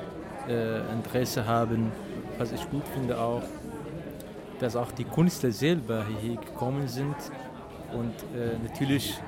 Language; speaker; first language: German; non-native, fluent; Arabic